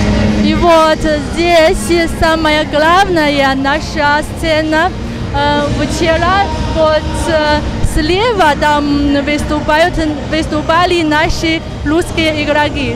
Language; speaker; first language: Russian; non-native, fluent; Chinese